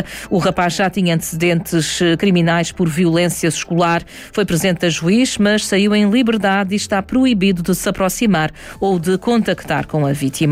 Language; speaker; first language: Portuguese; native; Portuguese